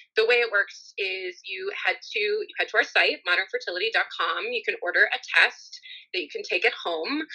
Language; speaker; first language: English; native; English